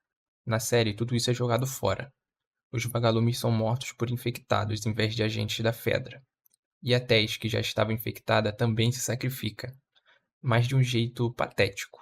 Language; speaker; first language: Portuguese; native; Portuguese